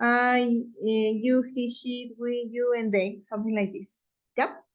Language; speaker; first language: English; non-native, fluent; Spanish